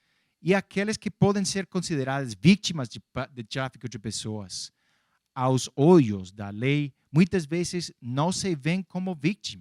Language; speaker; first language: Portuguese; non-native, fluent; English